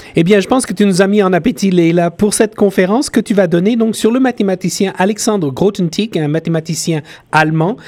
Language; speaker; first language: French; native; French